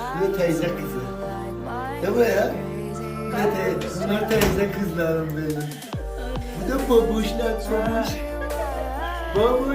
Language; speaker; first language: Turkish; non-native, fluent; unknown